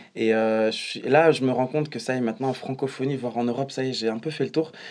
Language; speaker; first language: French; non-native, local second language; Arabic